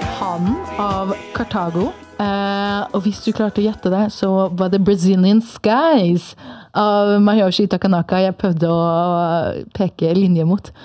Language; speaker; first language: Norwegian; early bilingual, other home language; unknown